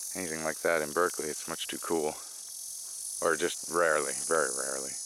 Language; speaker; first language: English; native; English